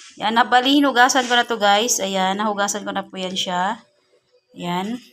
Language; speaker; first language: Filipino; non-native, local second language; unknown